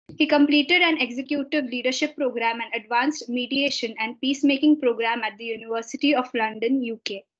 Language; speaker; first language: English; non-native, local second language; Marathi